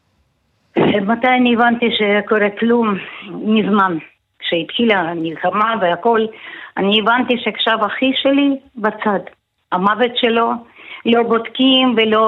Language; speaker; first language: Hebrew; non-native, fluent; Russian